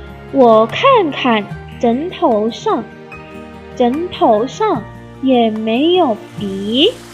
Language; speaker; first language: Chinese; non-native, fluent; Indonesian